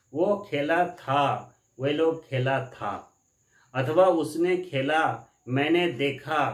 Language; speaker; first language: Hindi; non-native, local second language; Bangla